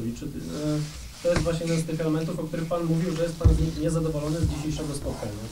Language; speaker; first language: Polish; native; Polish